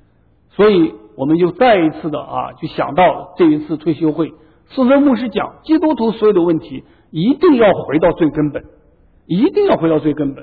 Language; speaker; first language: Chinese; native; Chinese